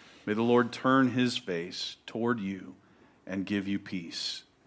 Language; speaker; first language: English; native; English